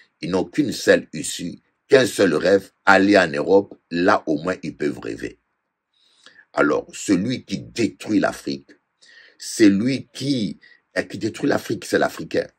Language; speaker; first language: French; non-native, local second language; Lingala